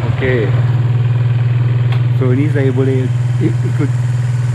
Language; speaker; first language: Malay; non-native, learner; English